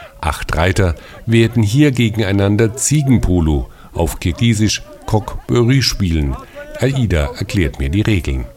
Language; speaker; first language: German; native; German